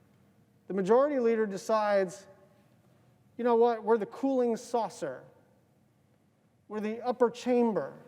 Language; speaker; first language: English; native; English